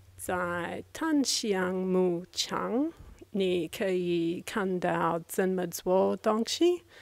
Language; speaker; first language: Chinese; non-native, learner; English